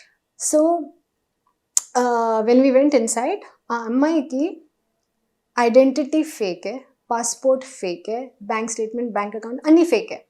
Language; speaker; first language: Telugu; non-native, local second language; Hindi